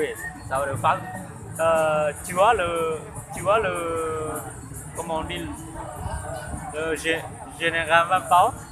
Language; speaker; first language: French; non-native, learner; Hmong